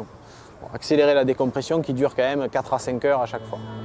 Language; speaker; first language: French; native; French